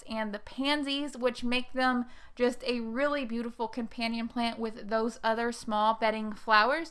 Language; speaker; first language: English; native; English